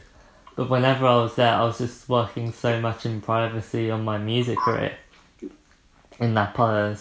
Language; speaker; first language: English; native; English